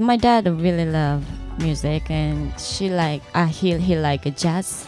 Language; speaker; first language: English; non-native, learner; Japanese